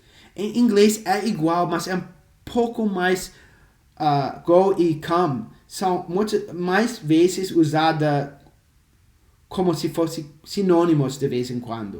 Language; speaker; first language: Portuguese; non-native, fluent; English